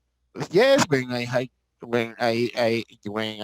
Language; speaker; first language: English; non-native, learner; Spanish